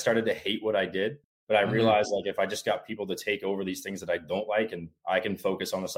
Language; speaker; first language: English; native; English